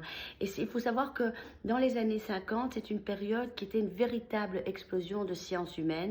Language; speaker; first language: French; native; French